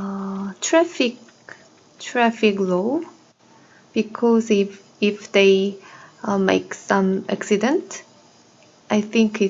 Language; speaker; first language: English; non-native, learner; Korean